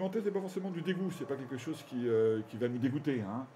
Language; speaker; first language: French; native; French